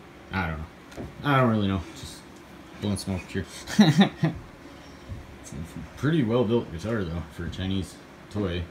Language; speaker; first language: English; native; English